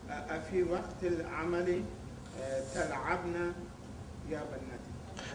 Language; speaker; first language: Arabic; non-native, learner; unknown